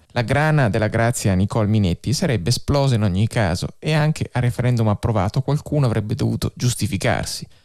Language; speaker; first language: Italian; native; Italian